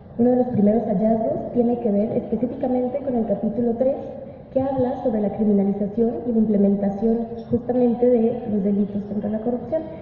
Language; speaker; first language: Spanish; native; Spanish